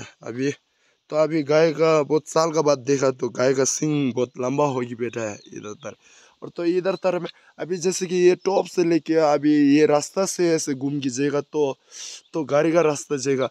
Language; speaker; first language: Hindi; non-native, local second language; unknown